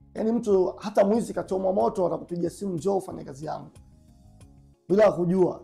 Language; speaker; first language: Swahili; native; Swahili